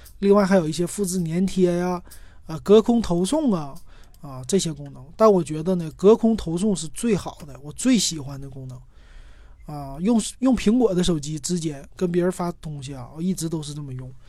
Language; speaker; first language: Chinese; native; Chinese